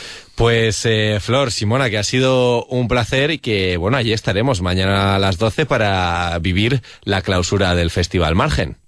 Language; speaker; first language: Spanish; native; Spanish